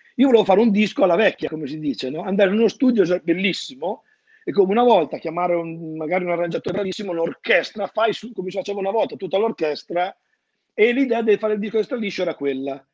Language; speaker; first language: Italian; native; Italian